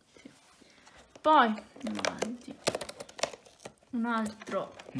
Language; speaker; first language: Italian; native; Italian